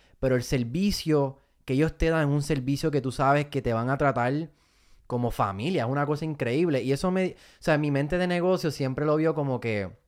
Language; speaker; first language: Spanish; native; Spanish